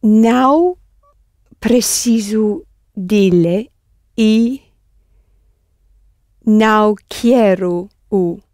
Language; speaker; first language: Portuguese; non-native, learner; English